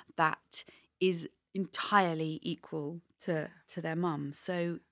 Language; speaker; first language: English; native; English